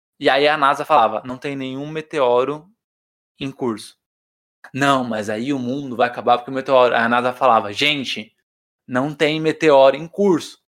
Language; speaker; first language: Portuguese; native; Portuguese